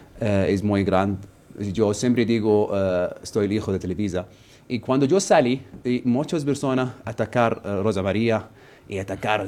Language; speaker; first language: Spanish; non-native, learner; Arabic